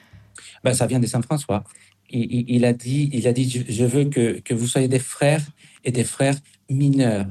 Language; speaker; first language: French; non-native, fluent; Spanish